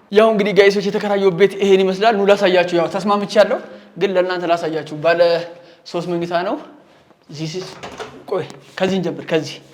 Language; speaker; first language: Amharic; native; Amharic